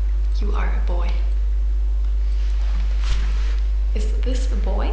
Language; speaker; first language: English; non-native, fluent; German